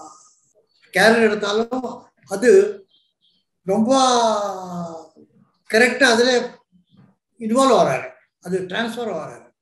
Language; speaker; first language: Tamil; non-native, local second language; Telugu